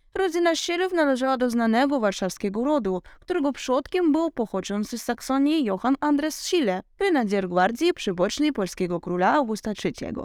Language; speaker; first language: Polish; non-native, learner; Ukrainian